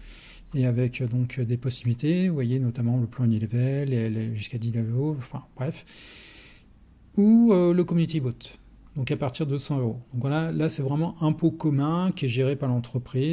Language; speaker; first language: French; native; French